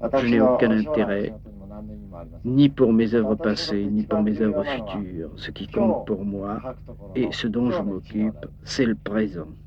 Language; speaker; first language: French; native; French